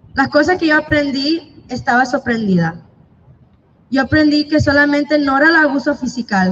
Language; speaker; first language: Spanish; early bilingual, heritage; Spanish